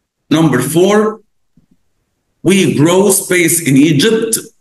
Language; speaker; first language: English; non-native, fluent; Arabic